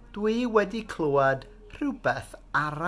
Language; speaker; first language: Welsh; non-native, fluent; English